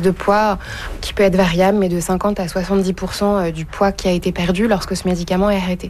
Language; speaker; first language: French; native; French